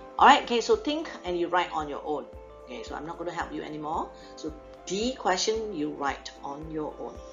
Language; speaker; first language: English; non-native, local second language; Chinese